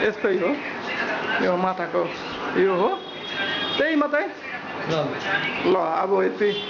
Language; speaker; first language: Nepali; non-native, local second language; Bangla